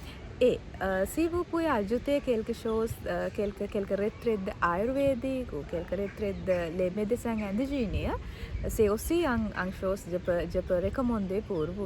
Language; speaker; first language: French; non-native, learner; Sinhala